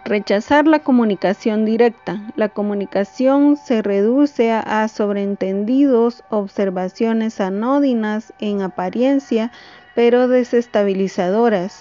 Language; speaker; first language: Spanish; native; Spanish